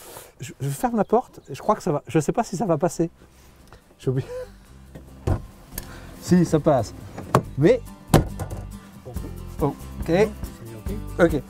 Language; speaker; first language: French; native; French